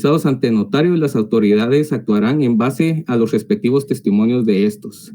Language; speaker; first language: Spanish; native; Spanish